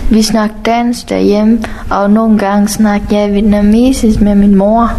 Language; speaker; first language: Danish; non-native, fluent; Vietnamese